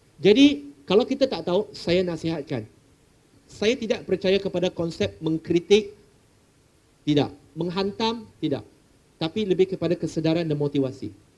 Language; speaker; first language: Malay; non-native, local second language; Chinese